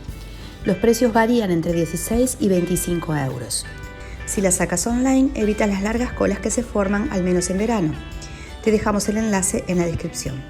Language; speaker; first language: Spanish; native; Spanish